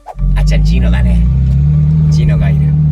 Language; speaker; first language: Japanese; non-native, fluent; English